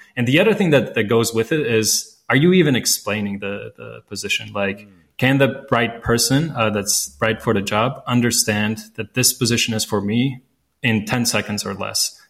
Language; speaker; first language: English; non-native, fluent; Latvian